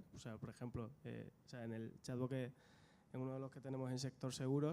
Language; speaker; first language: Spanish; native; Spanish